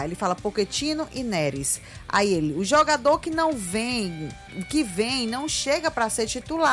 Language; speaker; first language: Portuguese; native; Portuguese